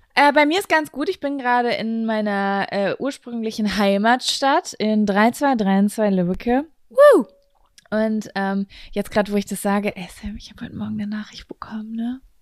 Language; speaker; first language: German; native; German